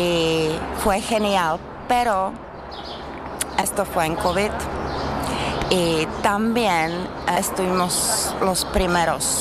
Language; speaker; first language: Spanish; non-native, learner; Czech